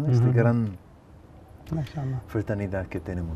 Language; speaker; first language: Spanish; non-native, fluent; English